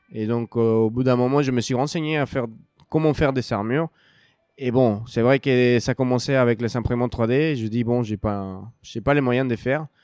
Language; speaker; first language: French; non-native, fluent; Spanish